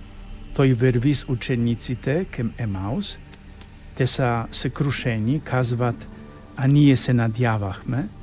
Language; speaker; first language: Bulgarian; non-native, fluent; Polish